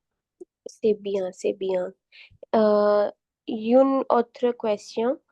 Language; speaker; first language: French; non-native, learner; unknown